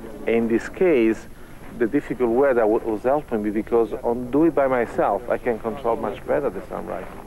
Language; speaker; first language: English; non-native, fluent; Italian